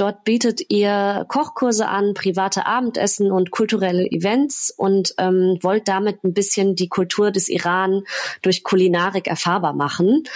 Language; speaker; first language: German; early bilingual, other home language; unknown